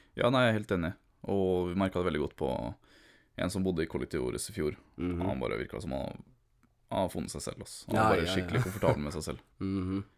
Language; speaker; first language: Norwegian; early bilingual, other home language; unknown